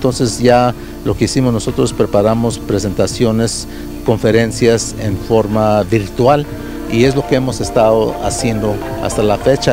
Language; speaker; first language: Spanish; early bilingual, heritage; Spanish